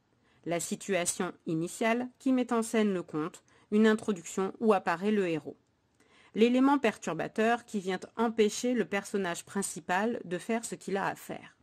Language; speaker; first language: French; native; French